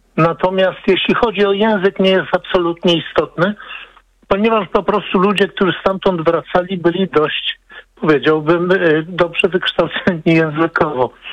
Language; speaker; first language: Polish; native; Polish